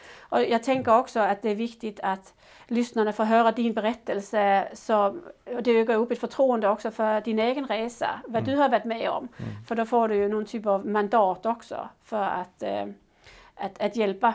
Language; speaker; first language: Swedish; non-native, fluent; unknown